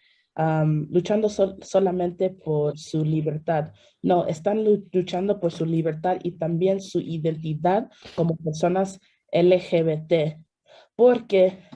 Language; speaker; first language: Spanish; non-native, fluent; English